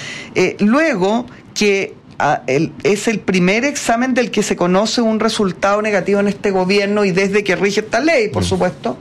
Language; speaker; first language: Spanish; native; Spanish